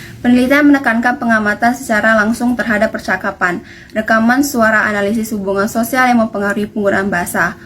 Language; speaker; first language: Indonesian; non-native, local second language; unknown